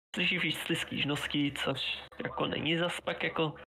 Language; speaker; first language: Czech; native; Czech